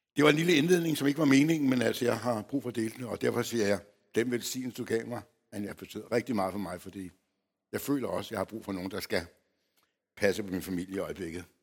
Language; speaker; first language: Danish; early bilingual, other home language; Polish